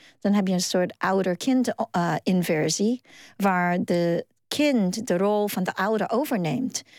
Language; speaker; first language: Dutch; non-native, fluent; Cantonese